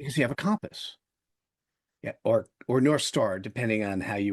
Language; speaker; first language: English; native; English